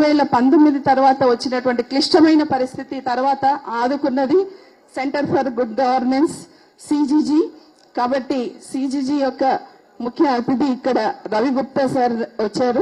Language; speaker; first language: Telugu; native; Telugu